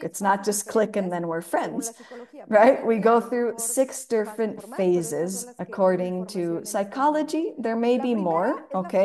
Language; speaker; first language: English; non-native, fluent; Spanish